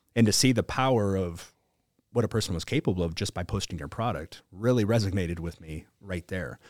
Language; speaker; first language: English; native; English